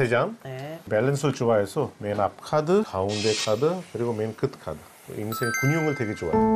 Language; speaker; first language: Korean; non-native, fluent; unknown